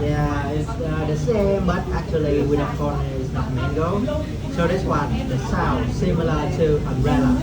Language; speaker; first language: English; non-native, fluent; Vietnamese